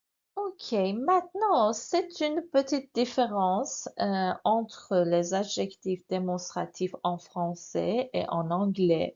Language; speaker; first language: French; non-native, fluent; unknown